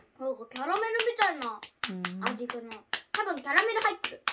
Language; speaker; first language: Japanese; early bilingual, other home language; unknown